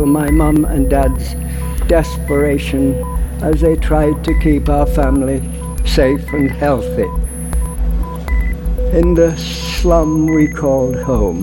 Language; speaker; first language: English; native; English